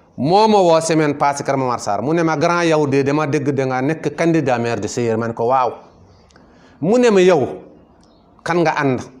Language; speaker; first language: Wolof; non-native, local second language; Fula